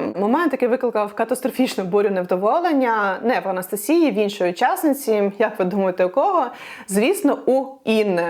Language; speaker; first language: Ukrainian; non-native, local second language; Russian